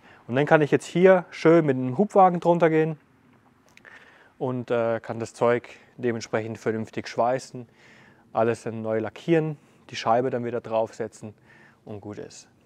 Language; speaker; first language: German; native; German